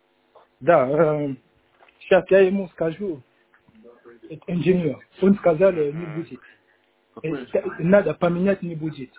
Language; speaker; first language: Russian; non-native, learner; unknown